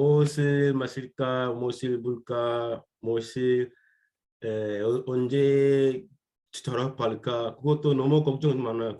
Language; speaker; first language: Korean; non-native, learner; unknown